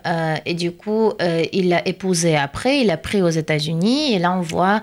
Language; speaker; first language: French; non-native, fluent; Russian